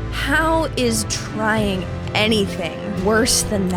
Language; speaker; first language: English; native; English